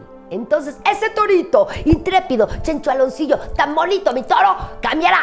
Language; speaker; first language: Spanish; native; Spanish